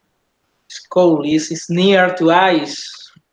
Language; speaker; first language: English; non-native, learner; Spanish